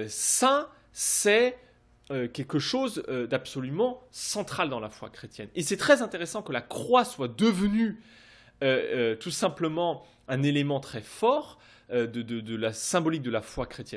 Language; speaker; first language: French; native; French